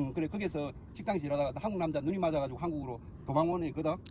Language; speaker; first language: Korean; native; Korean